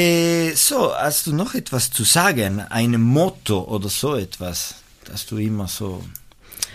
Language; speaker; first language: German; non-native, local second language; Italian